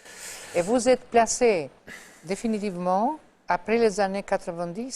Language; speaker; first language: French; non-native, fluent; Albanian